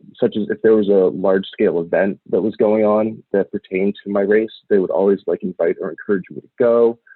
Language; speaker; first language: English; native; English